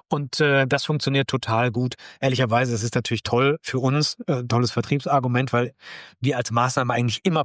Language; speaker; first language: German; native; German